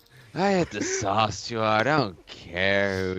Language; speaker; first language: English; native; English